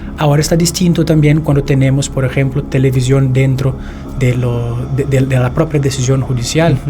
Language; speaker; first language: Spanish; non-native, fluent; Portuguese